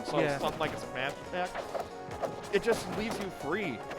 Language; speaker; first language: English; native; English